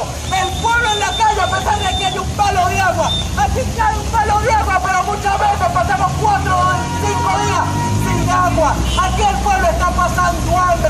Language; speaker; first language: Spanish; native; Spanish